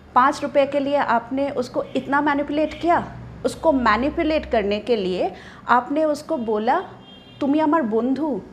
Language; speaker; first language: Hindi; non-native, local second language; Bangla